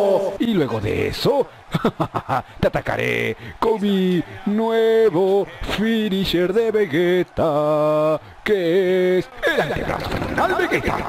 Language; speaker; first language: Spanish; native; Spanish